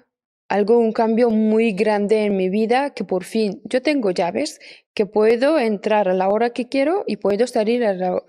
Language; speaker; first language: Spanish; non-native, fluent; Persian